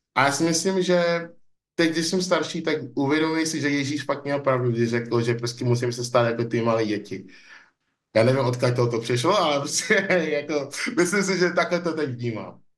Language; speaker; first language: Czech; early bilingual, other home language; English